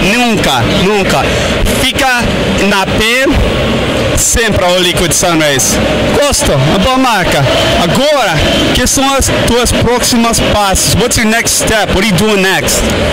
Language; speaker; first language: Portuguese; non-native, learner; English